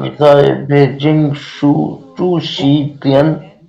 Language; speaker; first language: Chinese; non-native, learner; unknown